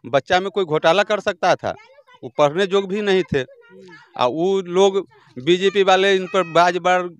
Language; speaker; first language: Hindi; native; Hindi